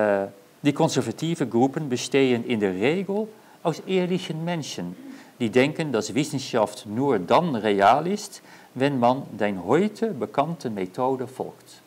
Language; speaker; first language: German; non-native, learner; Dutch